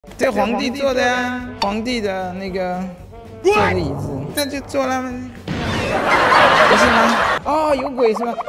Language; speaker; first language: Chinese; non-native, fluent; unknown